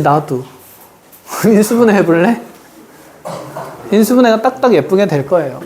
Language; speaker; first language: Korean; native; Korean